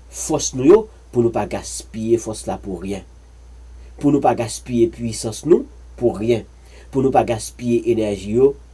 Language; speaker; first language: French; non-native, learner; Haitian Creole